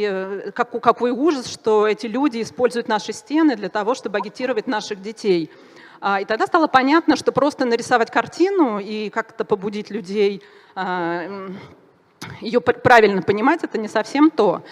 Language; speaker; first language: Russian; native; Russian